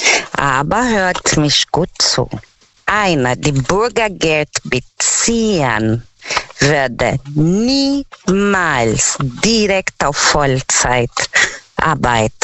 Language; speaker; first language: German; non-native, learner; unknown